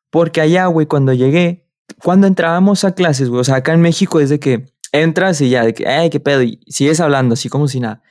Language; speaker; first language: Spanish; native; Spanish